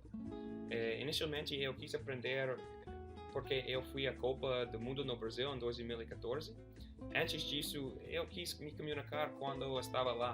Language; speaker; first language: Portuguese; non-native, fluent; English